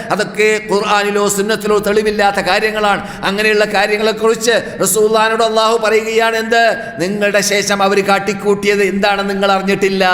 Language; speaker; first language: Malayalam; native; Malayalam